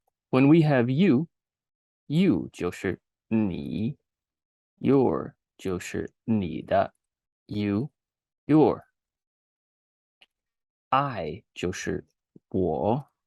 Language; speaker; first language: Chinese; non-native, learner; English